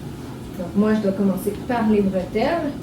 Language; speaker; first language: French; native; French